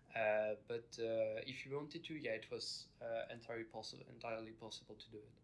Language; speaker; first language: English; non-native, fluent; French